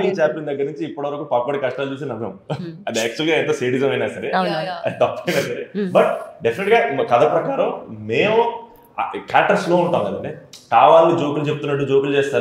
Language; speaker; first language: Telugu; native; Telugu